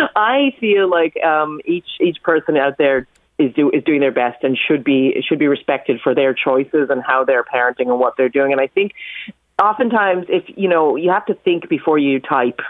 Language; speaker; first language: English; native; English